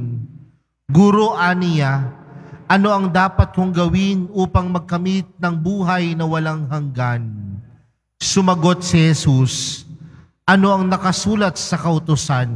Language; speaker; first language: Filipino; native; Filipino